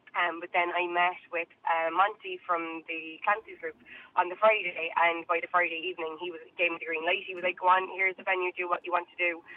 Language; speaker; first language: English; native; English